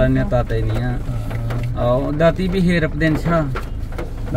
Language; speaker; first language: Filipino; non-native, local second language; Punjabi